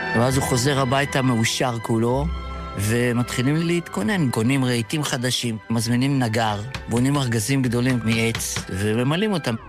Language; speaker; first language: Hebrew; early bilingual, other home language; Yiddish